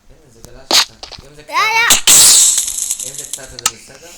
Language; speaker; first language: Hebrew; native; Hebrew